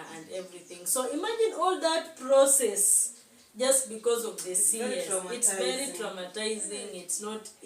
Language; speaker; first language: English; non-native, local second language; Swahili